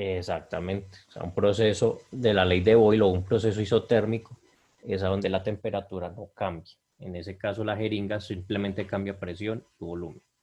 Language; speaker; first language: Spanish; native; Spanish